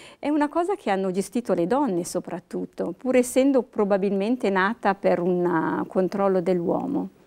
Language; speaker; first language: Italian; native; Italian